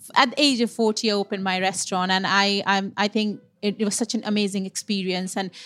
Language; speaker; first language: English; non-native, local second language; Punjabi